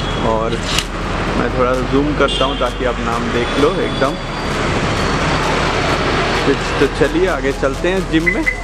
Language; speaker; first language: Hindi; native; Hindi